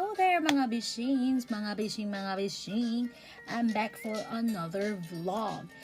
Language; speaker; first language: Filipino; non-native, local second language; Cebuano